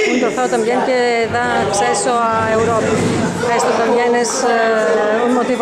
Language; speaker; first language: Portuguese; non-native, learner; Spanish